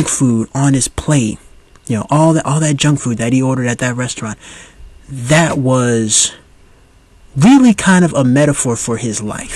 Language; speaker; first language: English; native; English